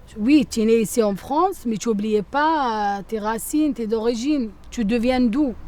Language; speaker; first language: French; non-native, local second language; Arabic